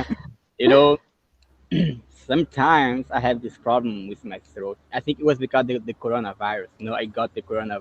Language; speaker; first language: English; non-native, fluent; Portuguese